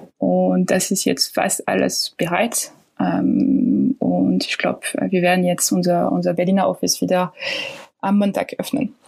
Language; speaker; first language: German; non-native, fluent; French